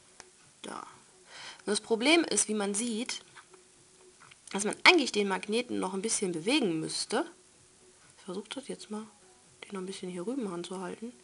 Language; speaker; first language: German; native; German